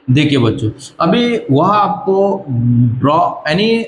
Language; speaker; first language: Hindi; non-native, local second language; Marathi